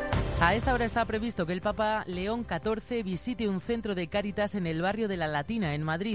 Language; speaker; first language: Spanish; native; Spanish